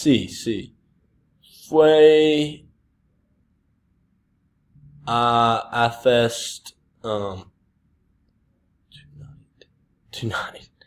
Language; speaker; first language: Spanish; non-native, learner; English